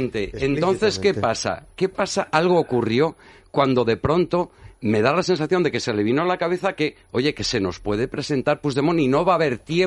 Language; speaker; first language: Spanish; native; Spanish